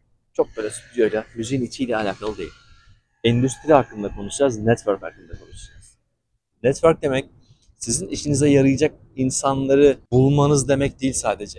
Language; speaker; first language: Turkish; native; Turkish